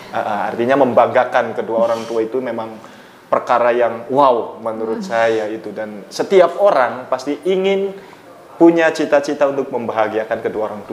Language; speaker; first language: Indonesian; native; Indonesian